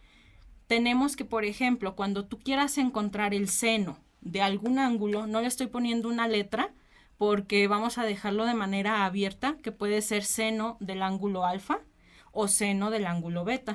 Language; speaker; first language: Spanish; native; Spanish